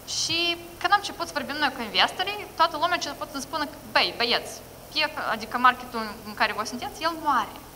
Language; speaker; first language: Romanian; non-native, local second language; Russian